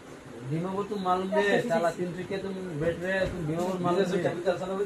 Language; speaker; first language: Hindi; non-native, local second language; Bangla